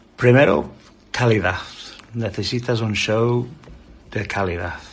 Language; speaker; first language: Spanish; non-native, fluent; English